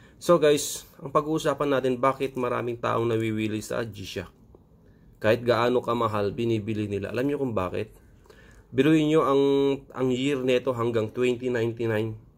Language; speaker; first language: Filipino; non-native, local second language; Iloko